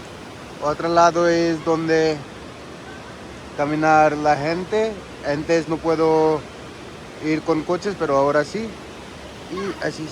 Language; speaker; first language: Spanish; non-native, learner; Hindi